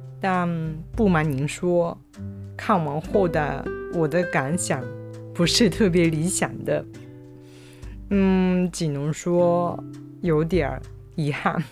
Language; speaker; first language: Chinese; non-native, fluent; Japanese